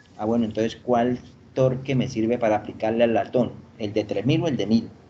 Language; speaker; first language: Spanish; native; Spanish